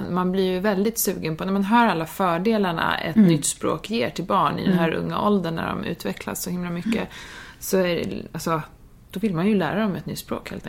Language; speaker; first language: Swedish; native; Swedish